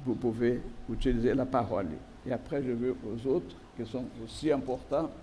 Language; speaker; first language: French; non-native, fluent; Portuguese